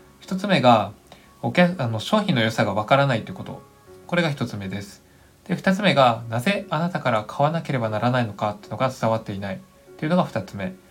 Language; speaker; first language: Japanese; native; Japanese